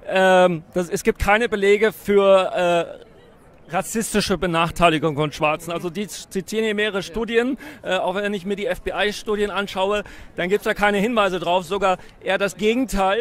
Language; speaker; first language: German; native; German